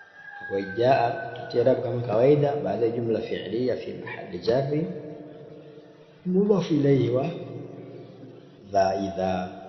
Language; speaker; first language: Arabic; non-native, fluent; Swahili